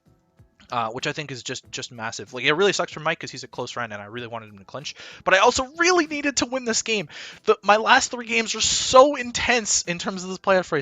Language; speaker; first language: English; native; English